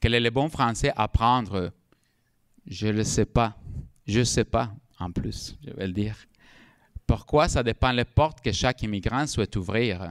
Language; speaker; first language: French; non-native, fluent; Spanish